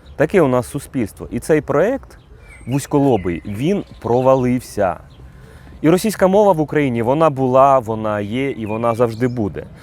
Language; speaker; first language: Ukrainian; native; Ukrainian